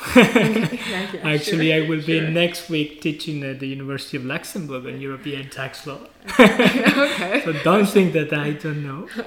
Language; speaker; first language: English; non-native, fluent; Spanish